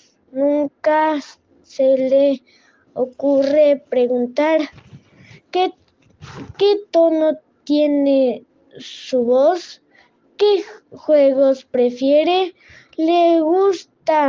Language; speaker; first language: Spanish; non-native, learner; French